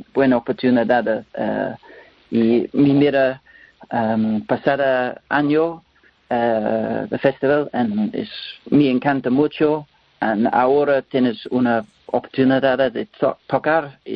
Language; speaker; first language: Spanish; non-native, learner; English